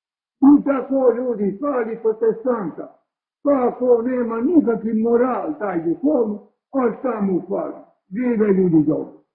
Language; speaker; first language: Serbian; native; Serbian